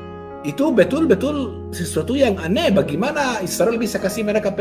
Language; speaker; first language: Indonesian; non-native, fluent; Hebrew